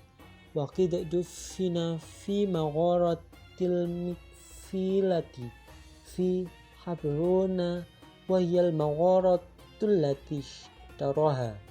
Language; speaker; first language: Arabic; non-native, learner; Indonesian